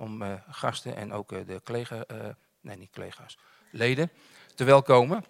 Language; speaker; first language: Dutch; native; Dutch